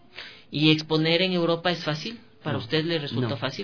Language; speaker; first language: Spanish; native; Spanish